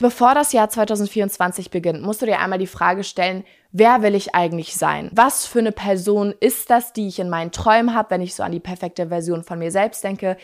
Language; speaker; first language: German; native; German